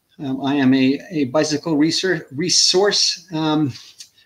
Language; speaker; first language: English; native; English